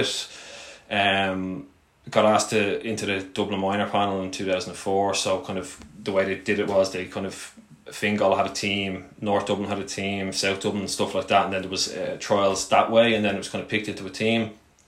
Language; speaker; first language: English; native; English